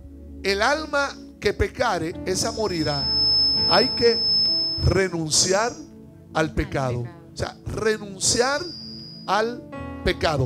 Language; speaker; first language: Spanish; native; Spanish